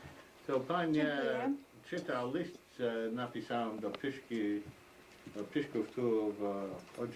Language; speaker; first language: Polish; early bilingual, heritage; Polish